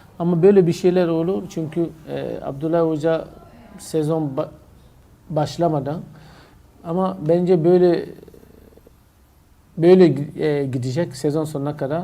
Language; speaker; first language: Turkish; non-native, learner; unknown